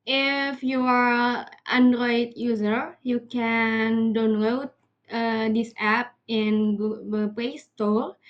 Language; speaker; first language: English; non-native, learner; Indonesian